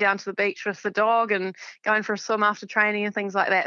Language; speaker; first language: English; native; English